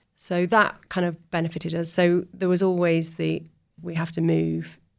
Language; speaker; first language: English; native; English